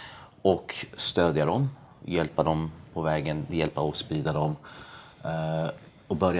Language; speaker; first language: Swedish; early bilingual, other home language; Persian